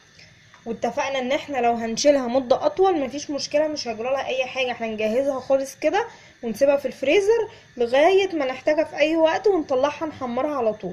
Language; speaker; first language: Arabic; native; Arabic